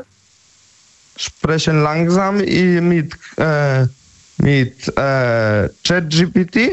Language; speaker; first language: German; non-native, learner; Polish